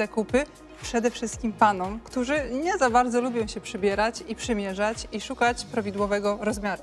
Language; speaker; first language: Polish; native; Polish